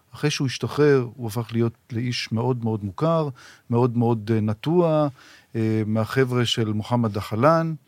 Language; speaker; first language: Hebrew; native; Hebrew